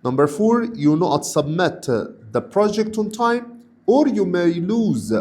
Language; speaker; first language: English; non-native, fluent; Arabic